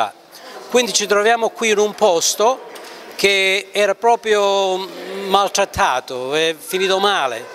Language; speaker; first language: Italian; early bilingual, heritage; English